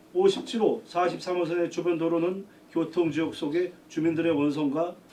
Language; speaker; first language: Korean; native; Korean